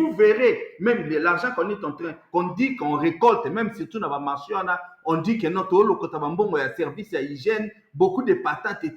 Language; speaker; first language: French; non-native, local second language; Lingala